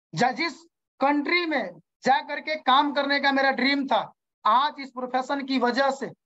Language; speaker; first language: Hindi; native; Hindi